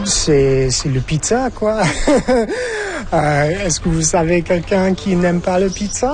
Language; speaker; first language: French; non-native, learner; English